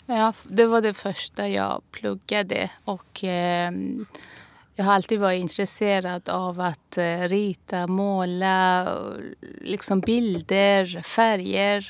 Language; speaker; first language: Swedish; non-native, fluent; Persian